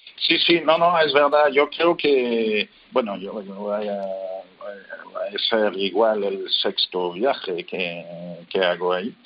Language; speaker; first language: Spanish; non-native, fluent; French